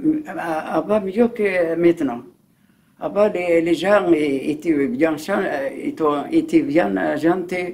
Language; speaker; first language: French; non-native, learner; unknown